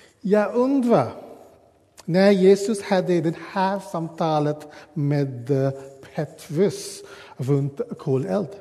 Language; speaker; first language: Swedish; non-native, learner; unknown